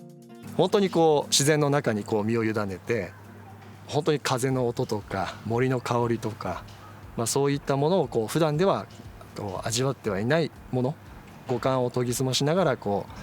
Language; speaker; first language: Japanese; native; Japanese